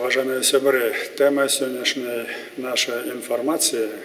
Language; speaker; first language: Russian; non-native, local second language; Belarusian